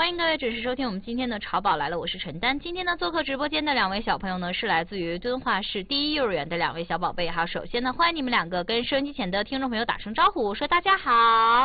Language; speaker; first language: Chinese; native; Chinese